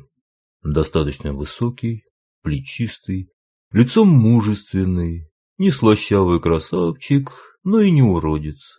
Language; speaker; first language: Russian; native; Russian